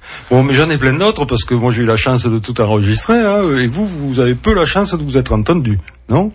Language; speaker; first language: French; native; French